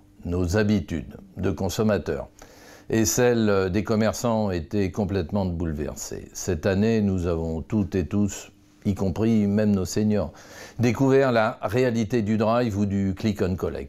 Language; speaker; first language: French; native; French